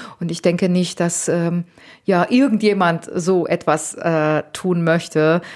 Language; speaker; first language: German; native; German